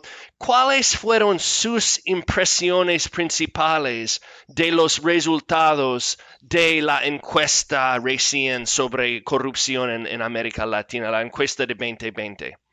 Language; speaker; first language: Spanish; non-native, fluent; English